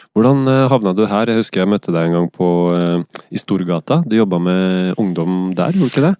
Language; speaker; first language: Norwegian; native; Norwegian